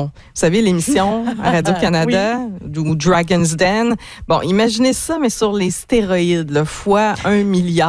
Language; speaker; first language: French; native; French